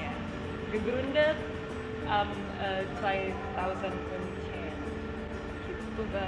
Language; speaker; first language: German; non-native, learner; Indonesian